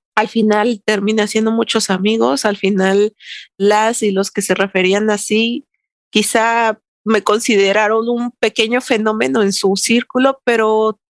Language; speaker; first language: Spanish; native; Spanish